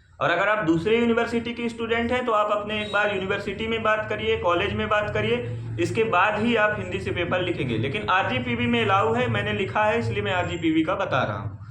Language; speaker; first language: Hindi; native; Hindi